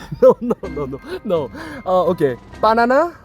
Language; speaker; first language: English; non-native, learner; Korean